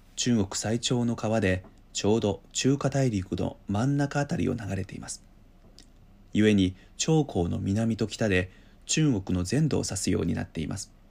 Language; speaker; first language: Japanese; non-native, fluent; Chinese